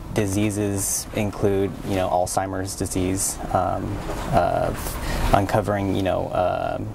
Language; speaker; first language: English; native; English